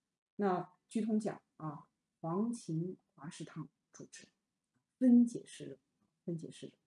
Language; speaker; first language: Chinese; native; Chinese